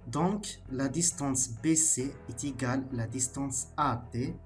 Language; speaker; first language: French; non-native, local second language; Arabic